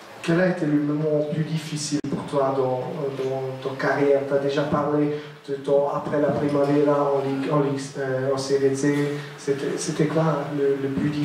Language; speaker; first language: French; non-native, local second language; German